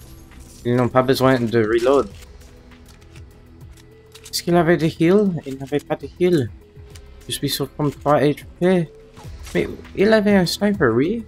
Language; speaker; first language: French; non-native, local second language; English